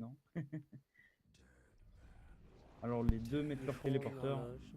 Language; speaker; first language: French; native; French